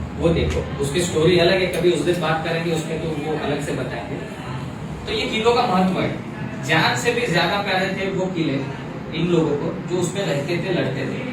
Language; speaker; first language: Hindi; non-native, local second language; Marathi